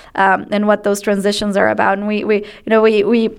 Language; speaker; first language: English; non-native, fluent; Spanish